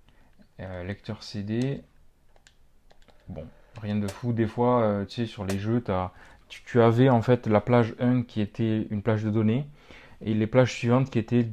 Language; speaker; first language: French; native; French